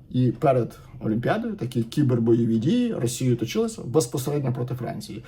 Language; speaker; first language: Ukrainian; native; Ukrainian